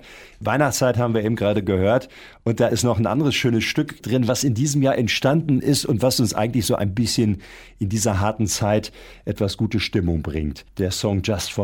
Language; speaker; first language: German; native; German